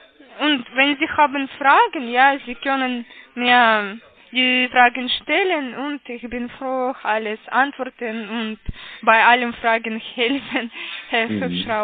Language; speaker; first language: German; non-native, learner; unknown